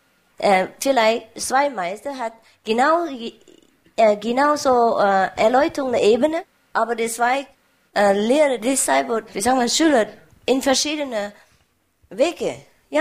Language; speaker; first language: German; non-native, learner; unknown